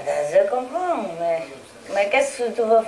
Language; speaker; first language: French; non-native, learner; Vietnamese